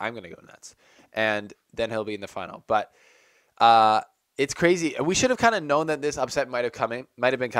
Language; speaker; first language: English; native; English